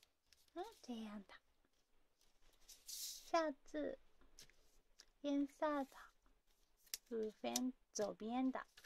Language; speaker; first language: Chinese; non-native, learner; Japanese